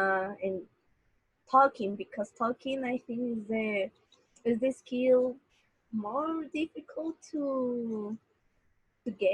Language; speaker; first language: English; non-native, learner; Spanish